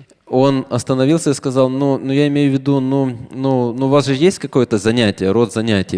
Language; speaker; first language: Russian; native; Russian